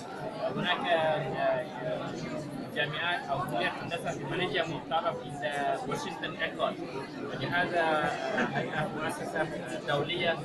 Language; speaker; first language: Arabic; non-native, fluent; Malay